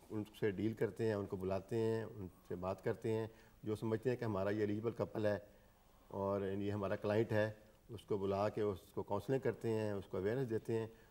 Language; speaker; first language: Urdu; native; Urdu